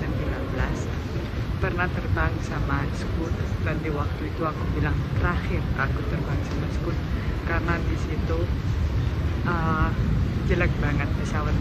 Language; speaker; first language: Indonesian; non-native, fluent; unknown